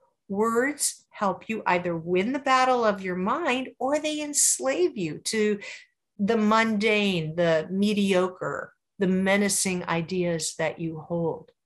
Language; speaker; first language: English; native; English